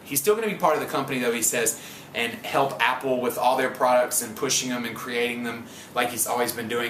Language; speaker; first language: English; native; English